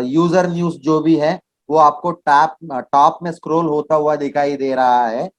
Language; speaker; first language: Hindi; non-native, local second language; Kannada